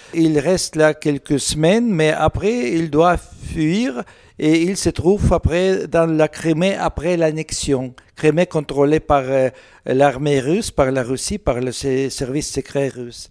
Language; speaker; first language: French; non-native, learner; Russian